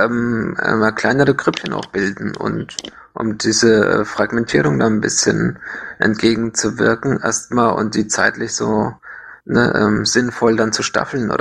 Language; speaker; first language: German; native; German